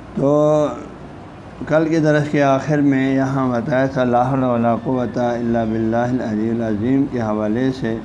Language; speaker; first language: Urdu; non-native, local second language; Balti